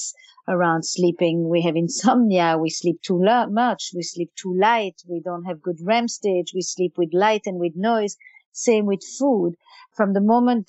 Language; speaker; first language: English; non-native, fluent; Yiddish